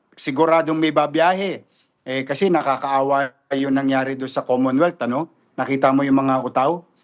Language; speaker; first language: Filipino; native; Filipino